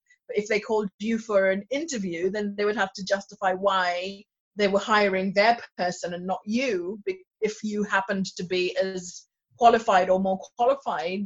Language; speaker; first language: English; non-native, local second language; Swahili